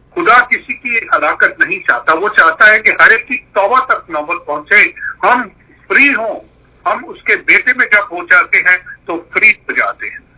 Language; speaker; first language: Urdu; non-native, local second language; Punjabi